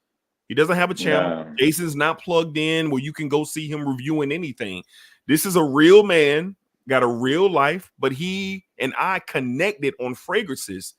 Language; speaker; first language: English; native; English